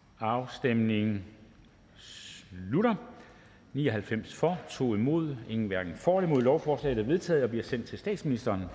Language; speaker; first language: Danish; native; Danish